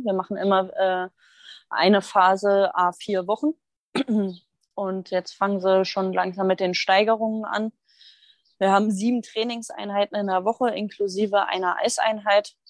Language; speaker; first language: German; native; German